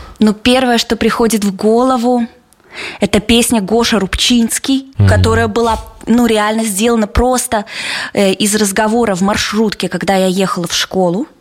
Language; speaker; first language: Russian; native; Russian